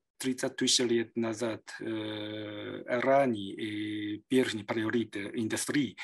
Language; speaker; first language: Russian; non-native, learner; Japanese